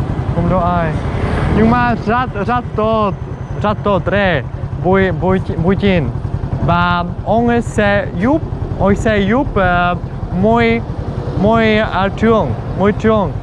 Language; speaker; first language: Vietnamese; non-native, learner; Czech